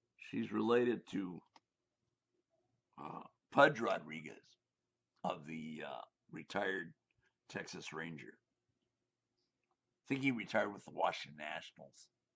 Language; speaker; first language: English; native; English